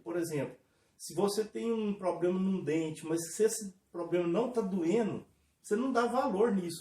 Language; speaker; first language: Portuguese; native; Portuguese